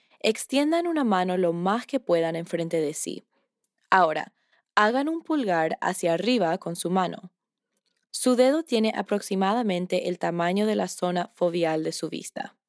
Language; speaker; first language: Spanish; early bilingual, heritage; Spanish